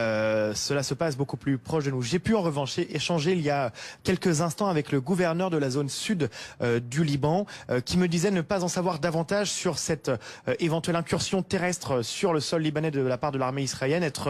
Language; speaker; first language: French; native; French